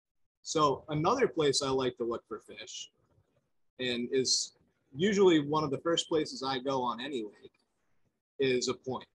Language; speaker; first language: English; native; English